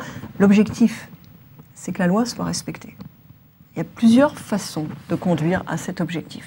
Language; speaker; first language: French; native; French